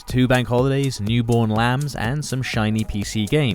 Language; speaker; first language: English; native; English